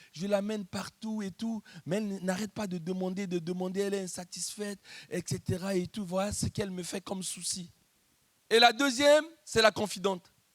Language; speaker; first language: French; non-native, local second language; Lingala